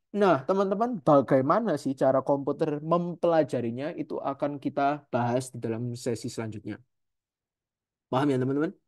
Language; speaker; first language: Indonesian; native; Indonesian